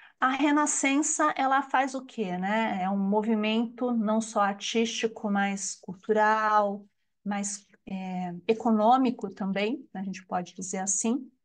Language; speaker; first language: Portuguese; native; Portuguese